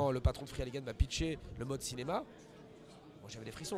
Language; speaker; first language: French; native; French